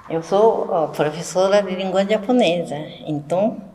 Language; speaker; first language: Portuguese; non-native, learner; Japanese